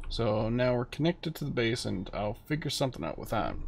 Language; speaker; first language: English; native; English